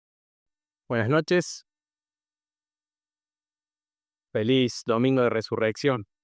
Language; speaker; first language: Spanish; native; Spanish